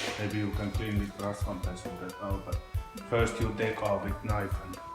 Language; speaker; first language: English; non-native, learner; Finnish